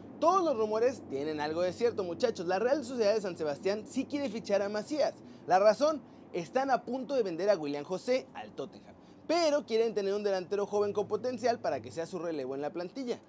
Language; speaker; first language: Spanish; native; Spanish